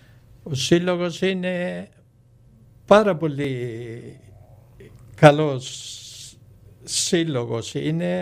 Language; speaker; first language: Greek; early bilingual, heritage; Greek